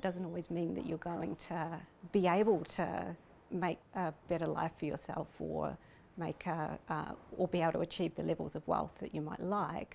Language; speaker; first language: English; native; English